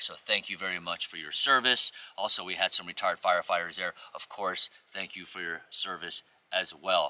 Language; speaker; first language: English; native; English